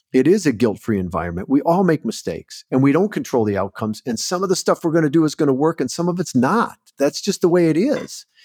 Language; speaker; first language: English; native; English